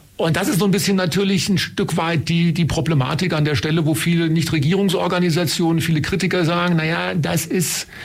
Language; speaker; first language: German; native; German